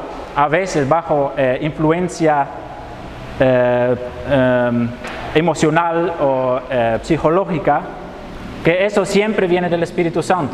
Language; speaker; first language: Spanish; non-native, fluent; Dutch